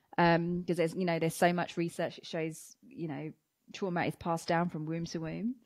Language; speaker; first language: English; native; English